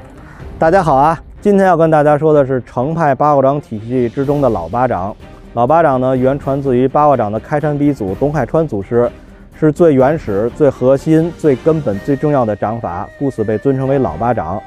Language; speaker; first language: Chinese; native; Chinese